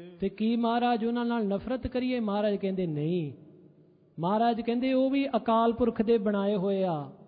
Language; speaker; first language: Punjabi; early bilingual, heritage; Punjabi